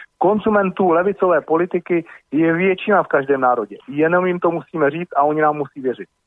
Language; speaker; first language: Czech; native; Czech